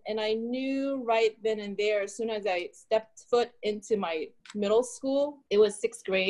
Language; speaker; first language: English; early bilingual, other home language; Chinese